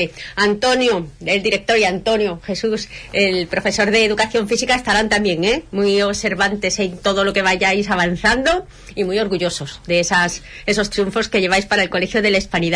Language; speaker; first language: Spanish; native; Spanish